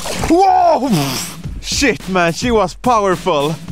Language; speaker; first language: English; non-native, fluent; Swedish